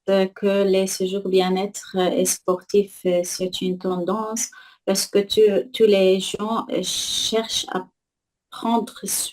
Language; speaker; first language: French; non-native, learner; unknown